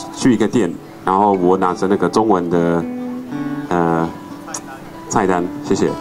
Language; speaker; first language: Chinese; non-native, fluent; English